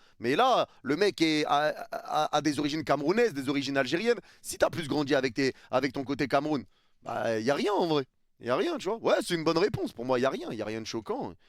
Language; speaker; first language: French; early bilingual, other home language; Arabic